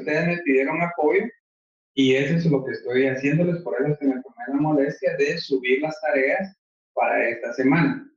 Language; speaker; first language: Spanish; native; Spanish